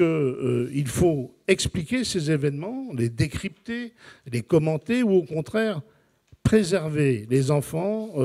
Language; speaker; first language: French; native; French